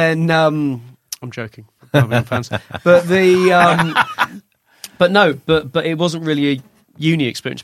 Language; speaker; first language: English; native; English